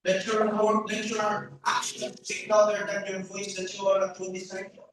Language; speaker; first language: English; non-native, local second language; Filipino